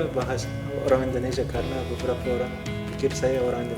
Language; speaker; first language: Indonesian; non-native, fluent; Turkmen